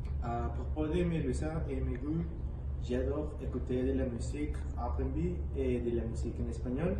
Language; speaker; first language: French; non-native, learner; Spanish